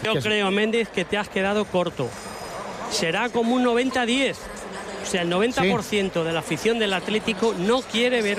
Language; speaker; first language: Spanish; native; Spanish